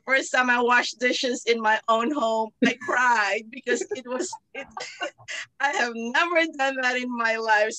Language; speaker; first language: English; non-native, local second language; Filipino